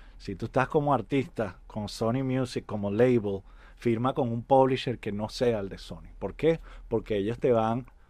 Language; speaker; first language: Spanish; native; Spanish